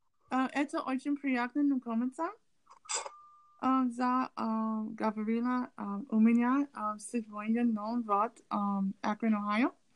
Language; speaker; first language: Russian; non-native, learner; English